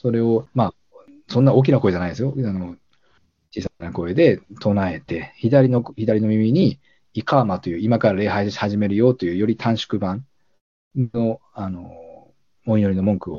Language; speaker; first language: Japanese; native; Japanese